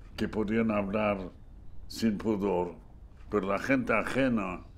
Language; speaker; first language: Spanish; non-native, fluent; Polish